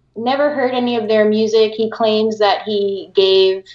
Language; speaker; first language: English; early bilingual, other home language; Filipino